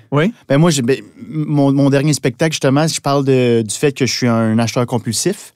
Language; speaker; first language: French; native; French